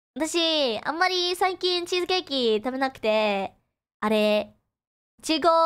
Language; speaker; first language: Japanese; non-native, fluent; English